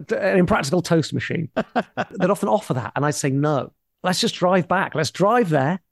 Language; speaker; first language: English; native; English